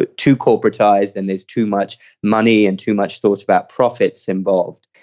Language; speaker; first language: English; native; English